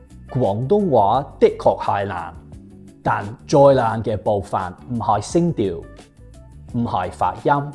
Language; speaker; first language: Cantonese; non-native, fluent; English